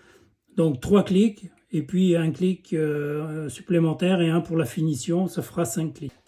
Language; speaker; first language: French; native; French